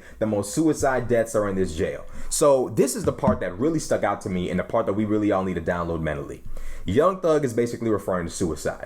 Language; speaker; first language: English; native; English